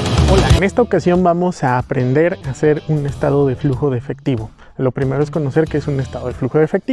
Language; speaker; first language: Spanish; native; Spanish